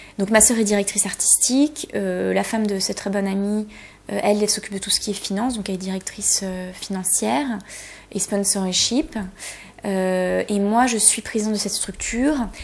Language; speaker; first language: French; early bilingual, other home language; Polish